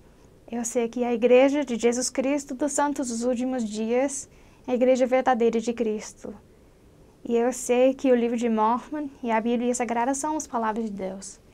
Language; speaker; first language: Portuguese; non-native, fluent; English